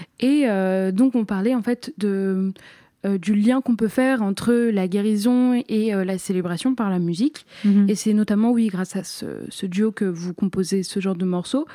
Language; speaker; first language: French; native; French